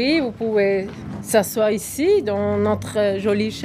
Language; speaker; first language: French; non-native, local second language; German